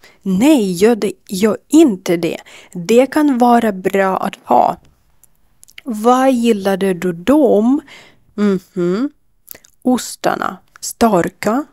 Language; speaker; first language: Swedish; non-native, learner; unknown